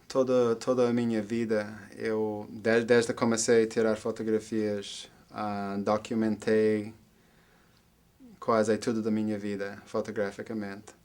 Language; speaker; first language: Portuguese; non-native, fluent; English